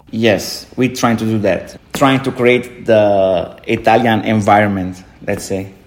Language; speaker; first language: English; non-native, fluent; Italian